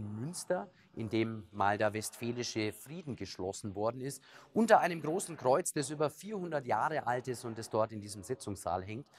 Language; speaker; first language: German; native; German